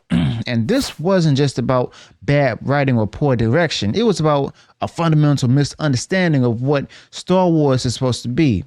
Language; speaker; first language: English; native; English